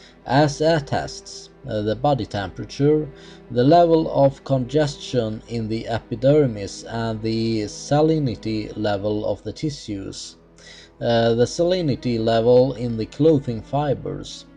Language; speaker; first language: English; non-native, fluent; Swedish